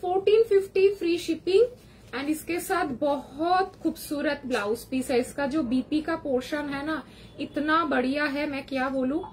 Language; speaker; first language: Hindi; non-native, local second language; Bangla